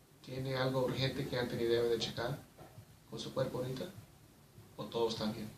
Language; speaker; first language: Spanish; early bilingual, heritage; Spanish